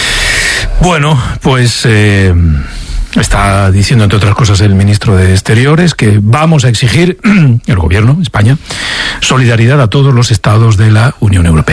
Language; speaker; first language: Spanish; native; Spanish